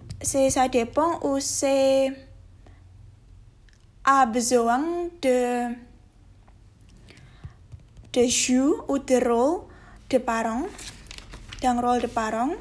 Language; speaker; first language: French; non-native, learner; Indonesian